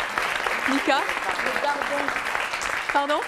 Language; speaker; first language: French; native; French